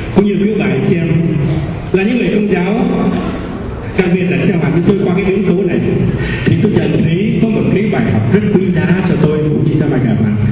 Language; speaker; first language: Vietnamese; native; Vietnamese